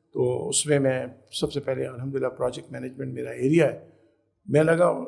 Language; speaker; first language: Urdu; native; Urdu